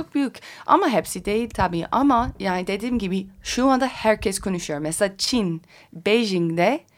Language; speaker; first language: Turkish; non-native, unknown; English